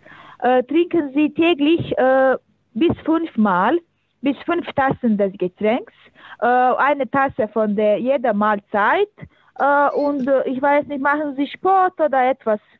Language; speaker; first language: German; non-native, learner; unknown